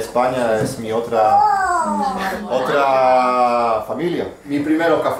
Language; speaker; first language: Spanish; non-native, learner; Polish